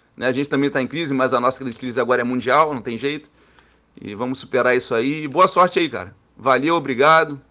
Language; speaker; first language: Portuguese; native; Portuguese